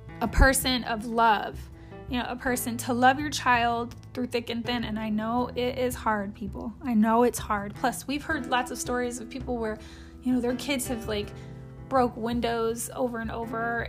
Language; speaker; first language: English; native; English